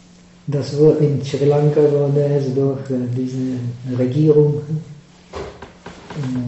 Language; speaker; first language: German; non-native, fluent; Czech